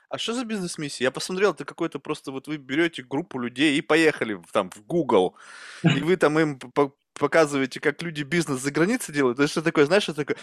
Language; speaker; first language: Russian; native; Russian